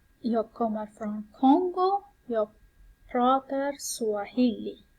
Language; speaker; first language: Swedish; non-native, fluent; Persian